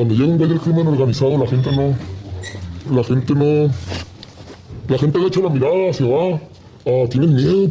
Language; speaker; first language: Spanish; native; Spanish